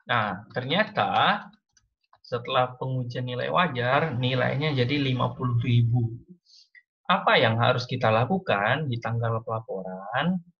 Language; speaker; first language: Indonesian; native; Indonesian